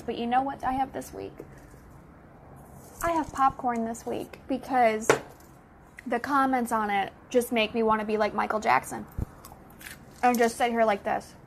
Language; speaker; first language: English; native; English